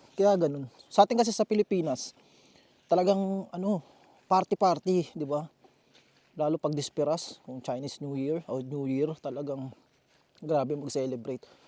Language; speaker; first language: Filipino; native; Filipino